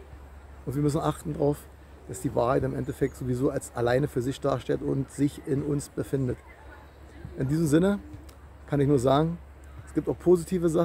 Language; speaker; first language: German; native; German